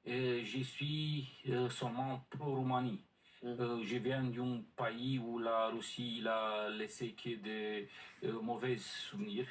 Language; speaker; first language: French; non-native, learner; Romanian